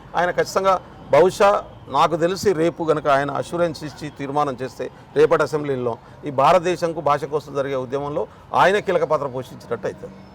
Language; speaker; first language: Telugu; non-native, local second language; Lambadi